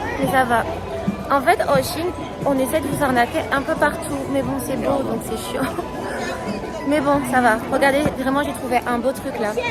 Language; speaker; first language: French; early bilingual, other home language; Arabic